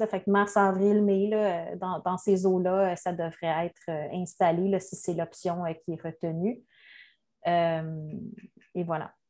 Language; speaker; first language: French; native; French